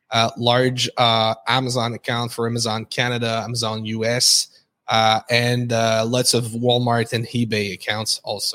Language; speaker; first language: English; non-native, fluent; French